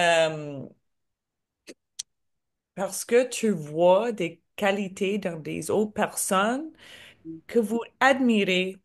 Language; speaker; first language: French; non-native, learner; English